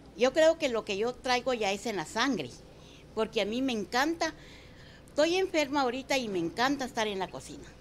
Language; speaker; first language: Spanish; native; Spanish